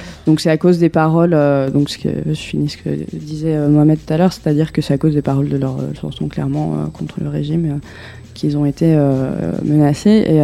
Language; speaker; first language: French; native; French